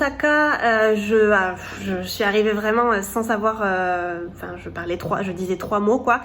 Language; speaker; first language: French; native; French